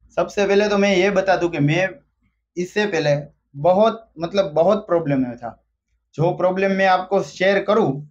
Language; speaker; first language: Hindi; non-native, local second language; Gujarati